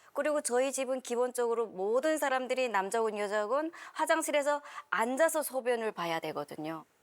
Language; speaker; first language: Korean; native; Korean